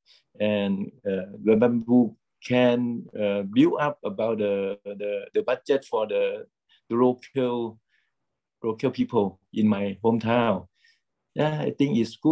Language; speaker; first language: English; non-native, learner; Thai